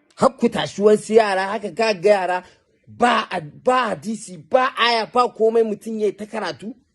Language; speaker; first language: Hausa; native; Hausa